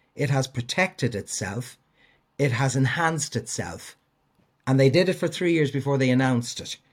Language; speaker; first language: English; native; English